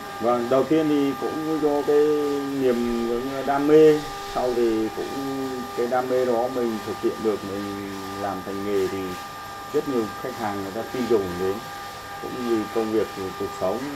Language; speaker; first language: Vietnamese; native; Vietnamese